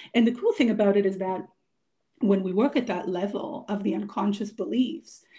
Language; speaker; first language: English; non-native, fluent; Hebrew